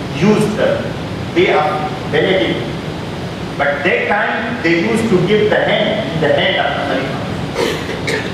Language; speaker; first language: English; non-native, local second language; Urdu